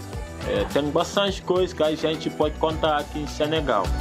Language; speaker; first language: Portuguese; non-native, fluent; Wolof